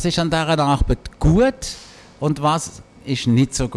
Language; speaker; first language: German; native; German